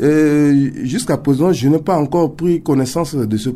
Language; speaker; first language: French; non-native, local second language; Sango